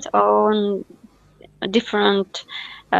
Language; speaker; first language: English; non-native, learner; Russian